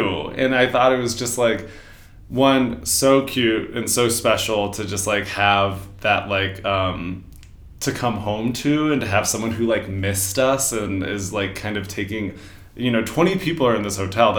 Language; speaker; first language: English; native; English